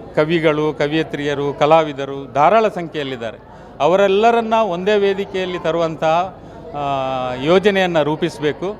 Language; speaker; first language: Kannada; non-native, local second language; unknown